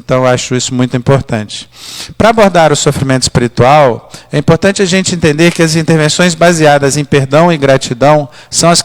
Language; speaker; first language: Portuguese; native; Portuguese